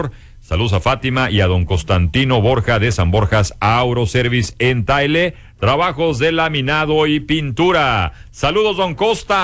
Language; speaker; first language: Spanish; native; Spanish